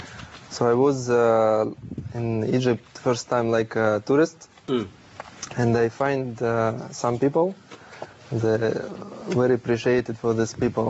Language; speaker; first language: English; non-native, learner; Russian